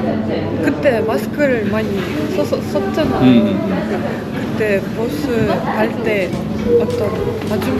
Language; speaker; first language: Korean; non-native, fluent; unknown